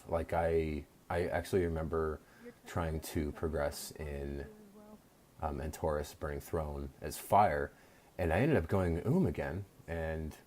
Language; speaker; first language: English; native; English